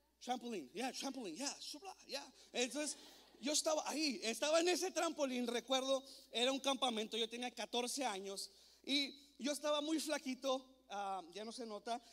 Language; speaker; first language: Spanish; native; Spanish